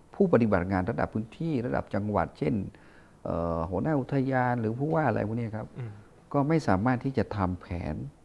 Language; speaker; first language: Thai; non-native, local second language; Karen languages